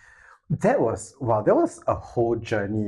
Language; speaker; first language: English; native; English